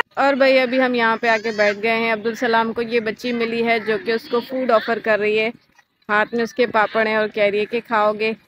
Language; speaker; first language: Urdu; native; Urdu